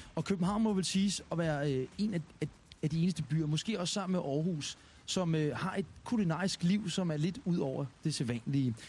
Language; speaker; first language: Danish; native; Danish